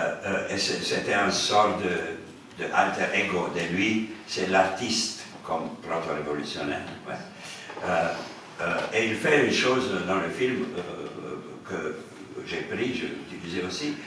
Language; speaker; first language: French; non-native, fluent; Romanian